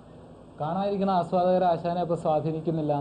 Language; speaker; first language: Malayalam; native; Malayalam